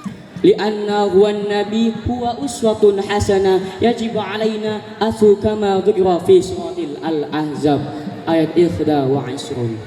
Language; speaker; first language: Arabic; non-native, learner; Indonesian